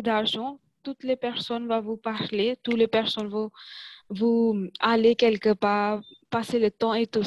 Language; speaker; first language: French; non-native, learner; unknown